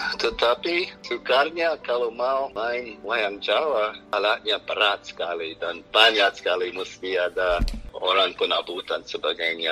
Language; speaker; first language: Indonesian; non-native, fluent; English